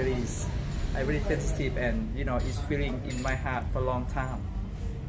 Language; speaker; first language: English; non-native, learner; Thai